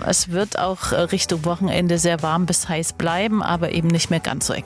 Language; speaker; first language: German; native; German